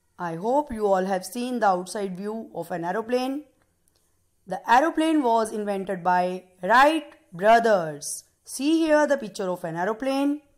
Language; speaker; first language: English; non-native, local second language; Punjabi